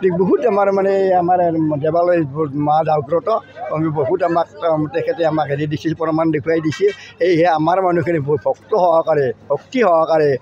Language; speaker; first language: Assamese; native; Assamese